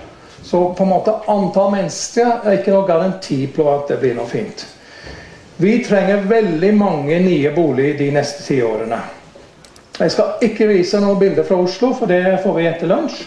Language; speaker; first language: Norwegian; non-native, fluent; English